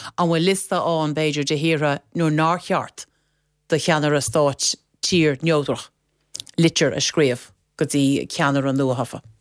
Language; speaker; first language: Irish; non-native, local second language; English